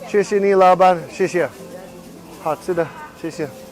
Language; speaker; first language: Chinese; non-native, learner; English